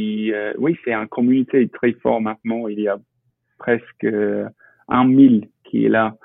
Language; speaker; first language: French; non-native, fluent; English